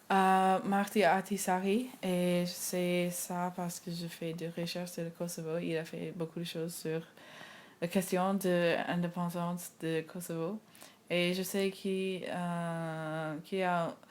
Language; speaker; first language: French; non-native, learner; English